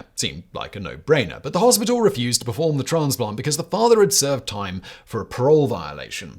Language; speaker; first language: English; native; English